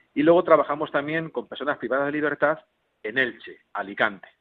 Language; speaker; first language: Spanish; native; Spanish